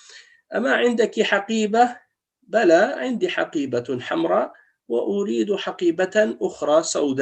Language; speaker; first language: Arabic; non-native, fluent; French